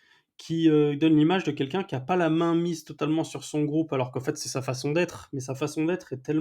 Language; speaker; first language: French; native; French